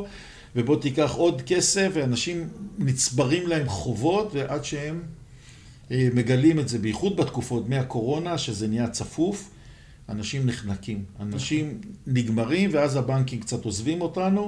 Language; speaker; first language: Hebrew; native; Hebrew